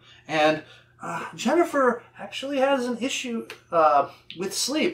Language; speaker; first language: English; native; English